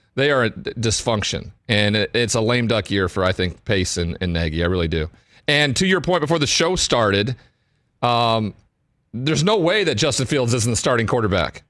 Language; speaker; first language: English; native; English